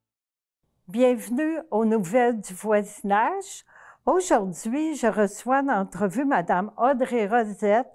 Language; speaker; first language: French; native; French